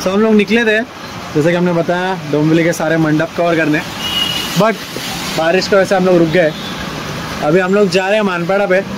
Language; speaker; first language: Hindi; non-native, local second language; Marathi